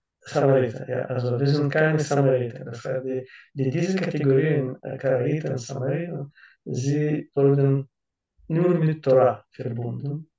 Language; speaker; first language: German; non-native, learner; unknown